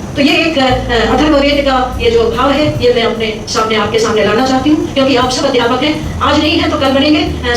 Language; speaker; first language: Hindi; native; Hindi